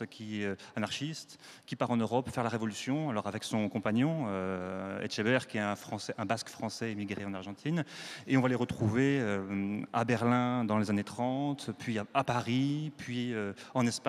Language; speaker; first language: French; native; French